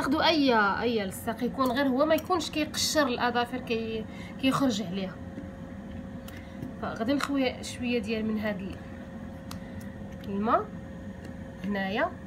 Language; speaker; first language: Arabic; native; Arabic